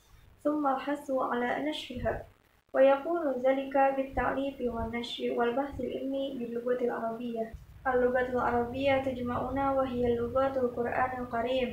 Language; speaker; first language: Arabic; non-native, learner; Indonesian